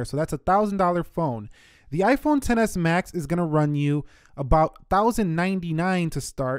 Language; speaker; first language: English; native; English